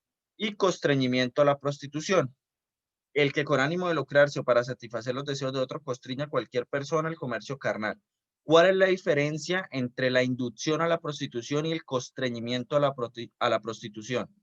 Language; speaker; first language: Spanish; native; Spanish